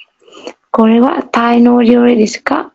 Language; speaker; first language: Japanese; non-native, learner; Vietnamese